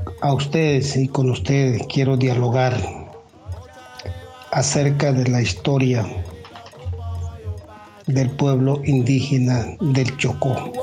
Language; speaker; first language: Spanish; non-native, local second language; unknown